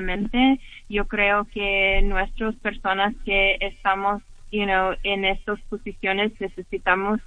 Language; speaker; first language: Spanish; early bilingual, heritage; English